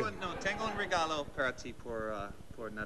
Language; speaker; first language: Spanish; non-native, learner; English